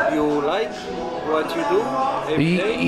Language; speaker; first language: English; non-native, learner; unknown